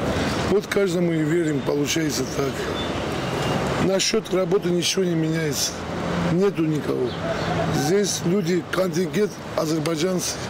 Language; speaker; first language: Russian; non-native, local second language; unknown